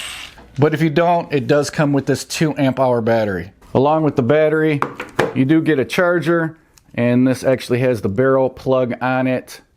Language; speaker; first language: English; native; English